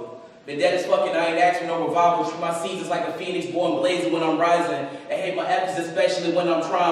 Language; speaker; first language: English; native; English